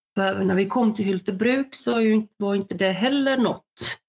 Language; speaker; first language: Swedish; early bilingual, other home language; Bosnian